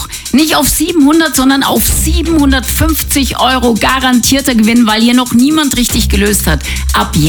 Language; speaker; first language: German; native; German